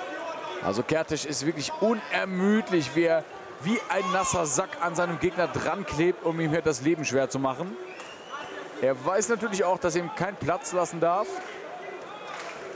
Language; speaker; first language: German; native; German